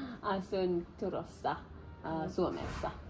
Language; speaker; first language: Finnish; non-native, learner; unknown